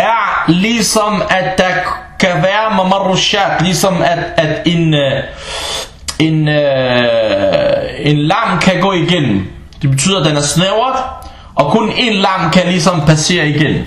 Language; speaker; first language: Danish; early bilingual, other home language; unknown